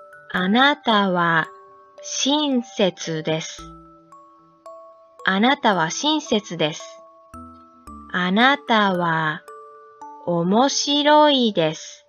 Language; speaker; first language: Japanese; non-native, fluent; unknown